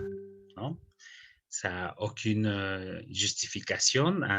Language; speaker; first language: French; non-native, fluent; Spanish